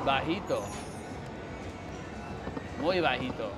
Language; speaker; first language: Spanish; non-native, learner; English